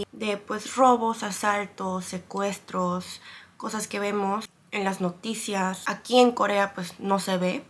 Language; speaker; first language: Spanish; early bilingual, other home language; Korean